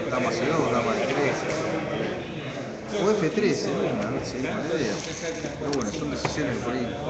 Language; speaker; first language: Spanish; native; Spanish